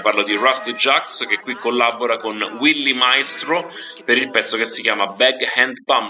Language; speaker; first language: Italian; native; Italian